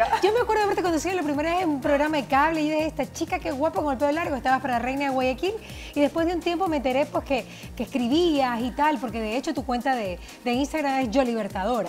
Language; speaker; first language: Spanish; native; Spanish